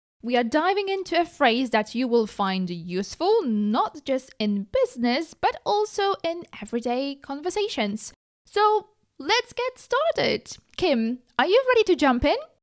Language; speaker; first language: English; non-native, fluent; Polish